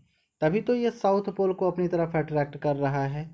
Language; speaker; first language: Hindi; native; Hindi